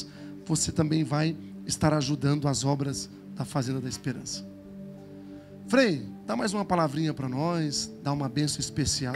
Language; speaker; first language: Portuguese; native; Portuguese